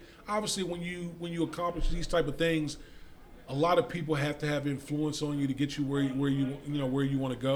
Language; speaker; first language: English; native; English